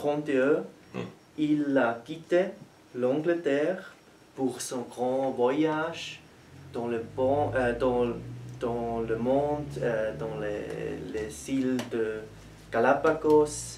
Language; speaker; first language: French; non-native, learner; German